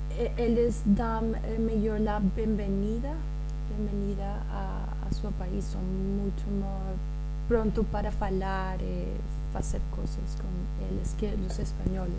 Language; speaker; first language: Portuguese; non-native, learner; Spanish